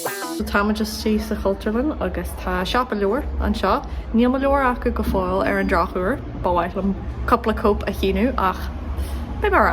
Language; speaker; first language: Irish; non-native, local second language; English